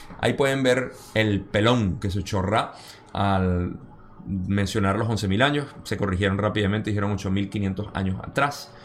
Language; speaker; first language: Spanish; early bilingual, heritage; Spanish